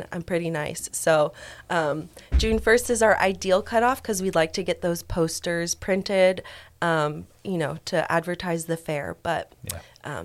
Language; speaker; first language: English; native; English